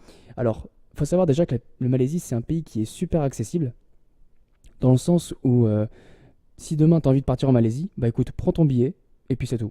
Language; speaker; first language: French; native; French